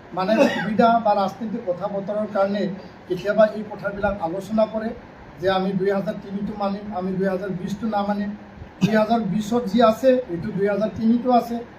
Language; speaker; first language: Assamese; non-native, local second language; Bodo